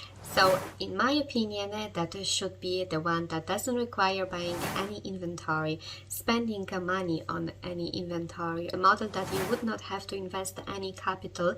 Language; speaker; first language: English; non-native, fluent; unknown